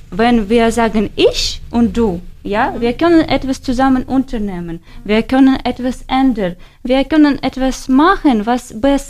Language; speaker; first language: German; non-native, learner; Ukrainian